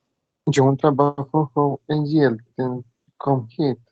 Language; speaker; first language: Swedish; non-native, learner; Spanish